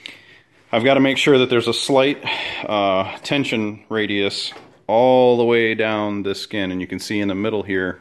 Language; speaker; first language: English; native; English